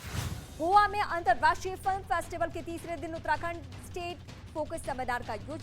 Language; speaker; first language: Hindi; native; Hindi